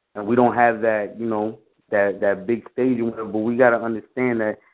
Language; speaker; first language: English; native; English